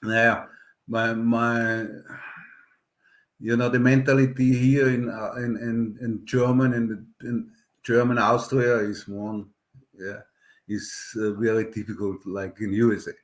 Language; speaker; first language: English; non-native, learner; German